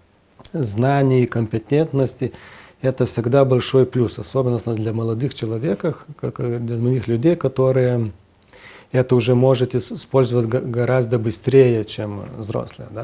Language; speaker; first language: Russian; non-native, fluent; Lithuanian